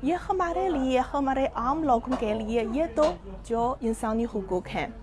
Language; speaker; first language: Hindi; non-native, fluent; Chinese